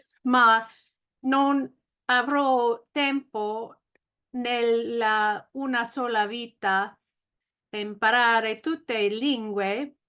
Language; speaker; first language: Italian; non-native, learner; English